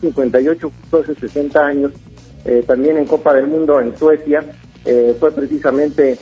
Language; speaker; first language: Spanish; native; Spanish